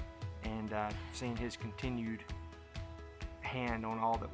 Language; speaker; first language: English; native; English